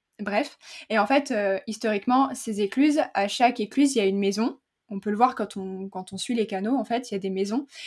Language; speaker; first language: French; native; French